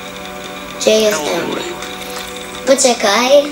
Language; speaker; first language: Polish; early bilingual, heritage; Polish